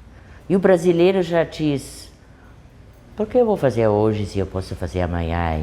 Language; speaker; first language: Portuguese; non-native, fluent; German